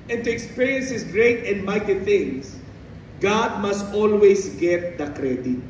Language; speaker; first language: English; non-native, local second language; Filipino